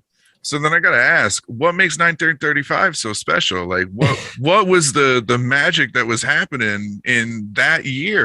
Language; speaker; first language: English; native; English